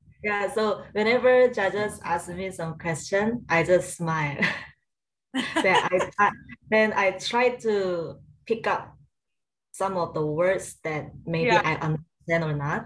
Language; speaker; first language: English; non-native, learner; Korean